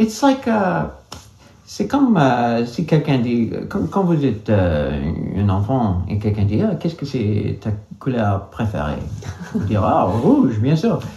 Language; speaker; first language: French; non-native, learner; English